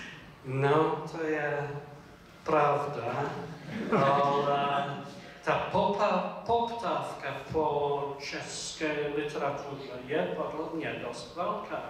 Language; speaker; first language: Czech; non-native, fluent; English